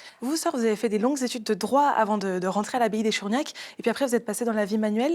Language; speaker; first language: French; native; French